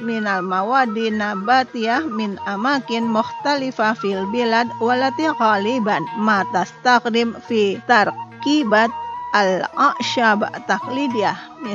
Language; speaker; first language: Arabic; non-native, fluent; Indonesian